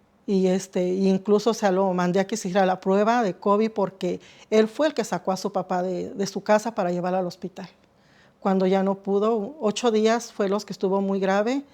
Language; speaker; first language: Spanish; native; Spanish